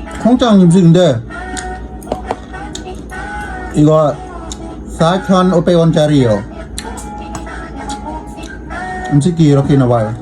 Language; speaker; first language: Korean; non-native, learner; Vietnamese